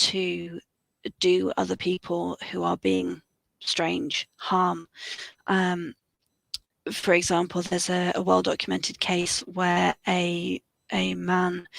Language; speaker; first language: English; native; English